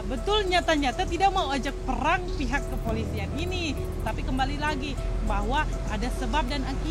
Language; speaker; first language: Indonesian; native; Indonesian